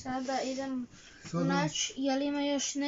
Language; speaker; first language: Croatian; early bilingual, heritage; Croatian